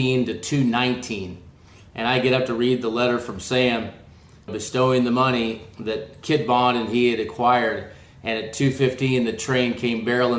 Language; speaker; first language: English; native; English